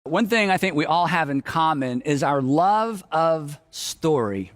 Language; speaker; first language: English; native; English